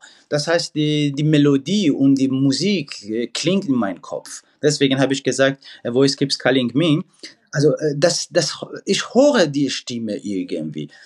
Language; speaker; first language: German; non-native, fluent; Persian